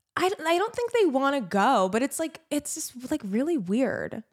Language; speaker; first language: English; native; English